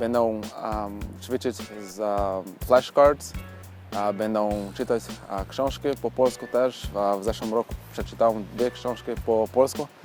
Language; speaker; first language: Polish; non-native, fluent; Portuguese